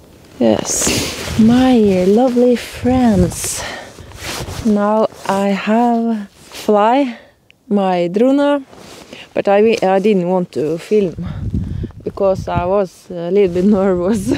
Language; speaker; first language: English; non-native, learner; Norwegian